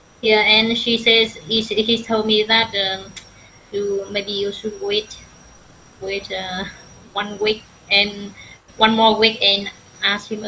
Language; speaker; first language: English; non-native, learner; Vietnamese